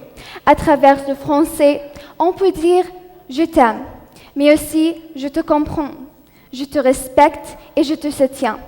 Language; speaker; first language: French; non-native, learner; Arabic